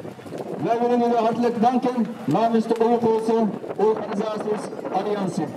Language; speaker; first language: Dutch; non-native, fluent; Uyghur